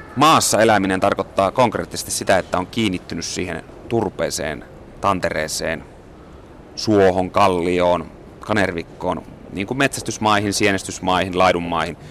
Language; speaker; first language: Finnish; native; Finnish